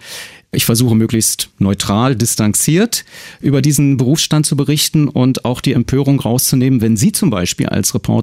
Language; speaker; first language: German; native; German